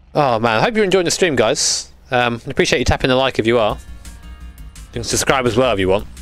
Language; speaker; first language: English; native; English